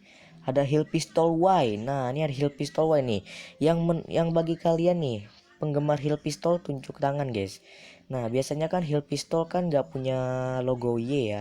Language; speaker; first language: Indonesian; native; Indonesian